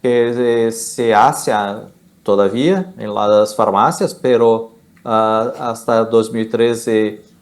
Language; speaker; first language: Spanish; non-native, learner; Portuguese